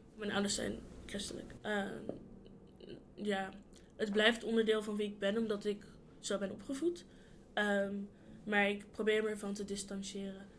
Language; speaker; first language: Dutch; early bilingual, other home language; Yoruba